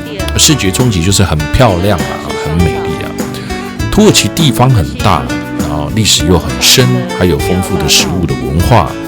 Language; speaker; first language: Chinese; native; Chinese